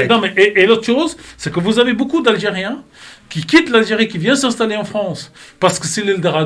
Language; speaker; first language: French; native; French